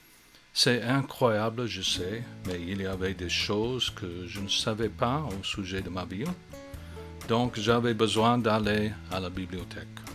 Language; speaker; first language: French; non-native, fluent; English